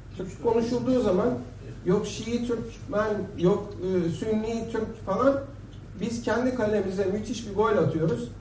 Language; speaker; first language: Turkish; native; Turkish